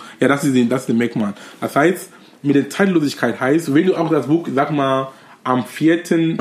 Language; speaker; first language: German; non-native, fluent; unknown